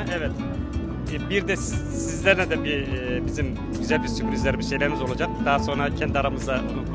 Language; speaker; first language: Turkish; native; Turkish